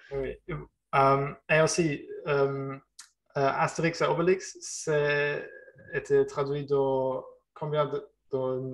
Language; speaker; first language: French; non-native, learner; German